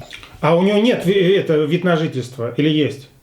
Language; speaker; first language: Russian; native; Russian